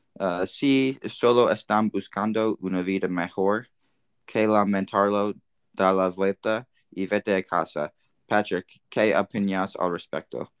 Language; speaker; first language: Spanish; non-native, learner; English